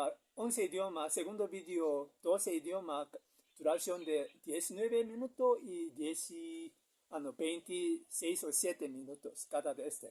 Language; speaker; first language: Spanish; non-native, learner; Korean